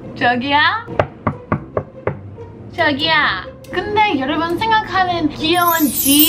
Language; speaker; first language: Korean; non-native, fluent; English